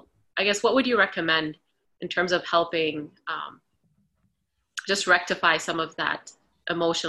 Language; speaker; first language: English; non-native, fluent; Arabic